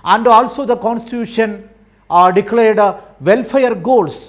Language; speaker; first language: English; non-native, local second language; Malayalam